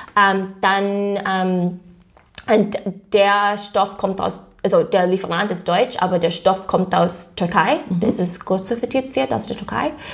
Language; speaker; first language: German; non-native, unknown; English